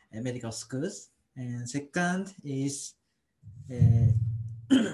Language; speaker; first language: English; non-native, learner; Japanese